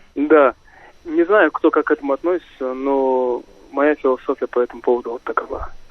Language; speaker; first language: Russian; non-native, local second language; Kazakh